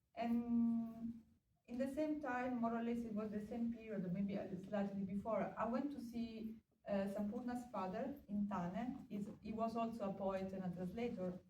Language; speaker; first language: English; non-native, fluent; Italian